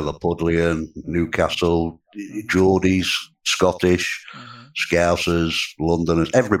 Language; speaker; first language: English; native; English